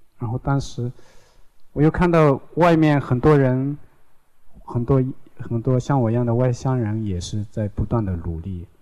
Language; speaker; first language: Chinese; non-native, local second language; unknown